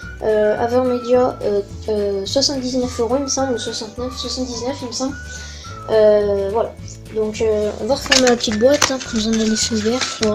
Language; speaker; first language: French; native; French